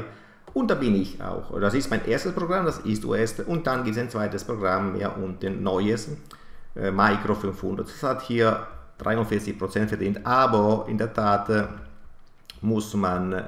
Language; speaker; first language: German; non-native, fluent; Italian